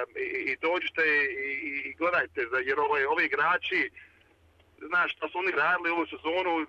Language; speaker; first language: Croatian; early bilingual, heritage; Croatian